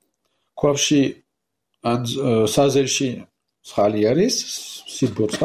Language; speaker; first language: Georgian; non-native, learner; French